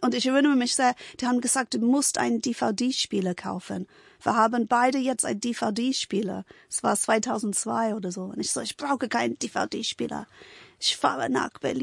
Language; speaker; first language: German; non-native, fluent; English